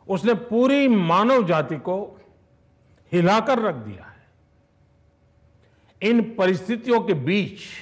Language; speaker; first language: Hindi; native; Hindi